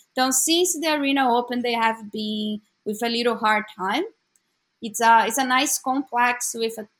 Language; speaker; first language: English; non-native, learner; Portuguese